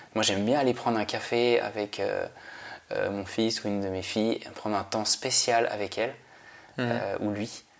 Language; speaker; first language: French; native; French